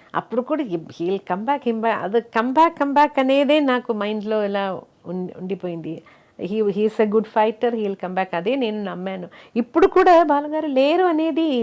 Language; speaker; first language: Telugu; non-native, learner; Malayalam